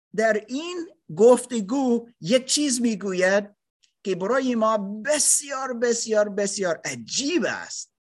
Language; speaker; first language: Persian; non-native, learner; German